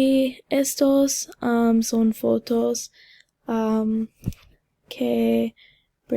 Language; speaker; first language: Spanish; non-native, learner; English